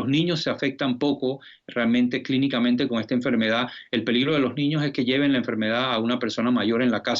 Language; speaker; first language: Spanish; native; Spanish